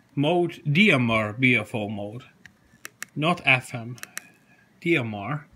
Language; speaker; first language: English; non-native, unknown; Finnish